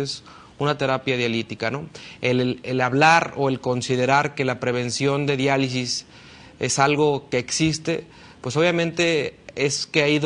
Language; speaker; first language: Spanish; native; Spanish